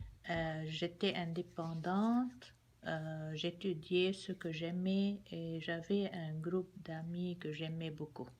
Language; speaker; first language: French; non-native, local second language; Arabic